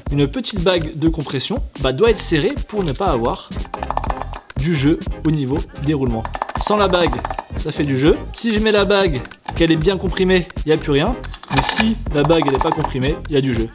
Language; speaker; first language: French; native; French